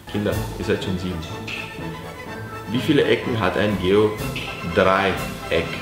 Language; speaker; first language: German; native; German